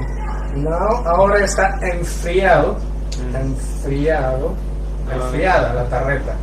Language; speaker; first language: Spanish; non-native, fluent; Chinese